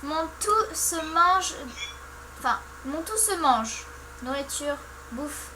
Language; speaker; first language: French; native; French